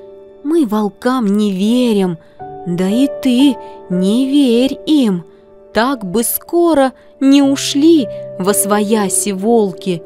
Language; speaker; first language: Russian; native; Russian